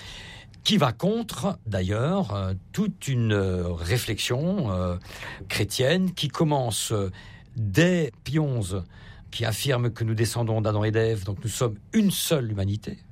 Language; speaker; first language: French; native; French